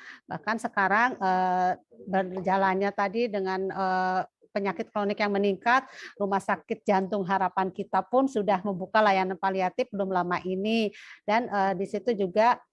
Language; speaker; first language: Indonesian; native; Indonesian